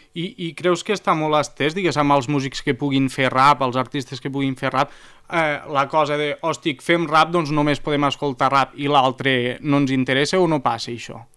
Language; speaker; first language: Catalan; native; Catalan